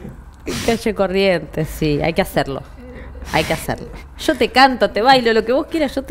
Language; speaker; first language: Spanish; native; Spanish